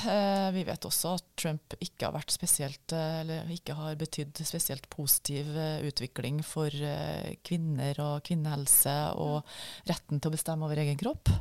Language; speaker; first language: Norwegian; native; Norwegian